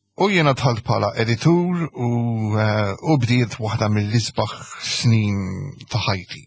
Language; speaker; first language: Maltese; early bilingual, heritage; Maltese